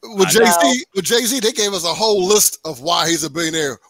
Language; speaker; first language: English; native; English